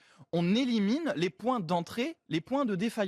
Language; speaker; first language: French; native; French